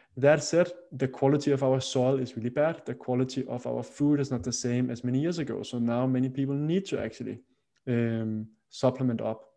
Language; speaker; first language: English; non-native, fluent; Danish